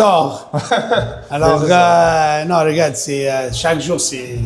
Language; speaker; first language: French; non-native, local second language; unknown